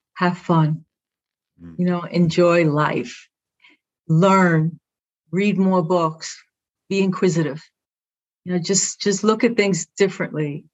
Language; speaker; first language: English; early bilingual, other home language; Spanish